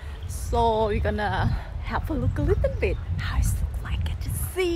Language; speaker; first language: English; non-native, learner; Thai